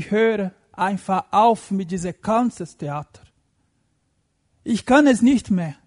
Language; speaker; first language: German; non-native, fluent; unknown